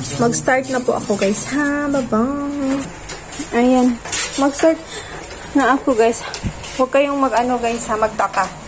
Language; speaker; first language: Filipino; non-native, local second language; Cebuano